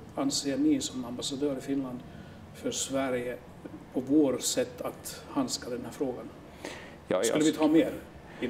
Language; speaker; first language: Swedish; non-native, local second language; Finnish